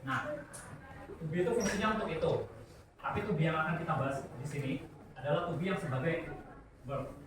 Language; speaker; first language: Indonesian; native; Indonesian